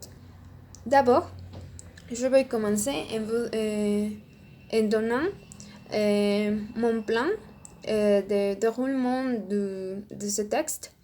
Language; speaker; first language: French; non-native, learner; Spanish